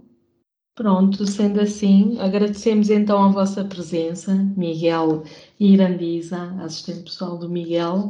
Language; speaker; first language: Portuguese; native; Portuguese